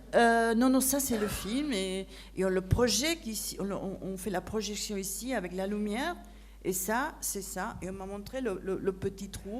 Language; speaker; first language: French; non-native, fluent; Spanish